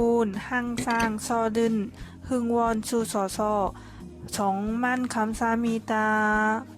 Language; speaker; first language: Korean; non-native, learner; Vietnamese